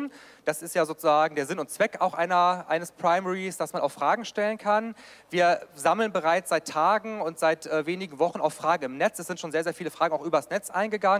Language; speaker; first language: German; native; German